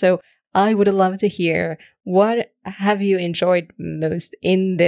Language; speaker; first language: English; native; English